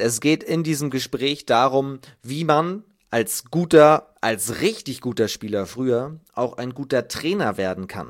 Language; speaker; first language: German; native; German